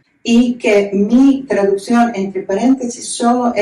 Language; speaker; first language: Spanish; non-native, fluent; Croatian